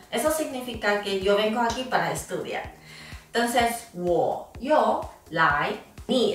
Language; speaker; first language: Spanish; non-native, fluent; Chinese